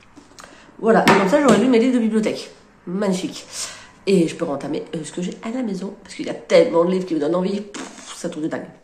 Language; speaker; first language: French; native; French